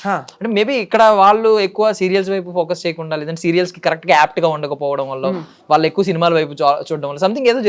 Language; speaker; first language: Telugu; native; Telugu